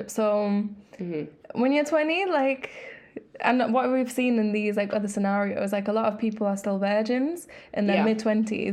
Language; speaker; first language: English; native; English